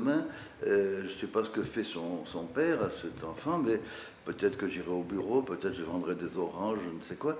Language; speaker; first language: French; native; French